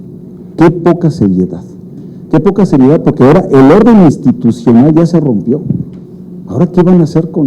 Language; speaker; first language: Spanish; native; Spanish